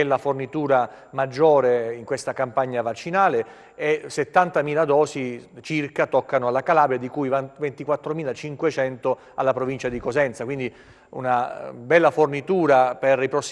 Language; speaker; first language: Italian; native; Italian